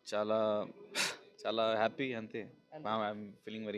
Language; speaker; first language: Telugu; non-native, local second language; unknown